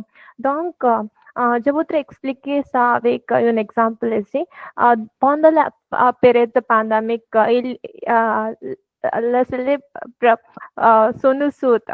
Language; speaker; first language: French; non-native, learner; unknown